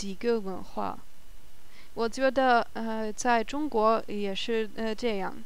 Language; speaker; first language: Chinese; non-native, learner; German